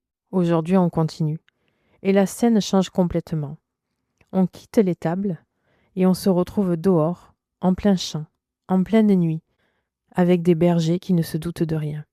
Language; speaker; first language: French; native; French